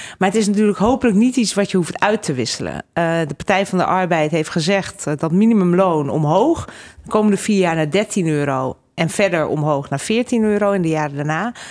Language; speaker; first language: Dutch; early bilingual, other home language; Hungarian